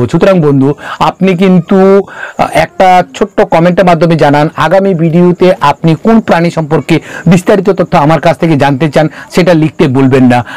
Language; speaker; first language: Bangla; non-native, local second language; Kok Borok